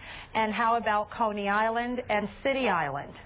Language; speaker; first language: English; native; English